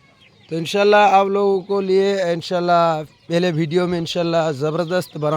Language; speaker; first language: Hindi; non-native, local second language; Bangla